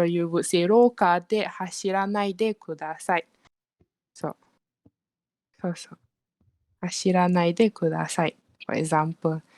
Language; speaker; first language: Japanese; non-native, learner; Malay